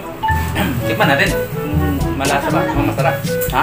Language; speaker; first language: Filipino; non-native, local second language; Cebuano